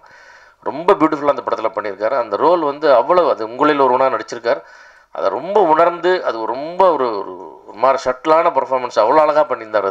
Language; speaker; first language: Tamil; native; Tamil